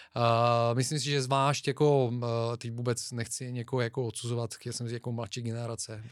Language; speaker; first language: Czech; non-native, fluent; Bulgarian